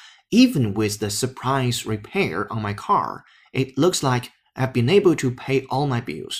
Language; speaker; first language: English; non-native, fluent; Chinese